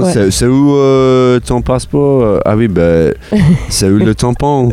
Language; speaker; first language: French; non-native, learner; English